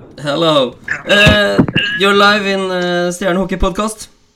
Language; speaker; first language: English; non-native, learner; Norwegian